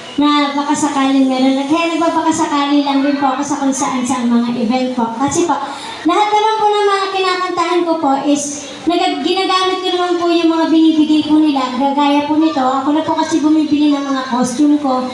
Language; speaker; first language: Filipino; native; Filipino